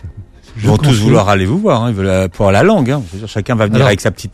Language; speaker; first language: French; native; French